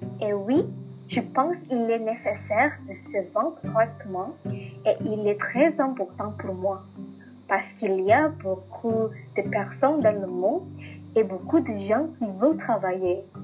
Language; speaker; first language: French; non-native, learner; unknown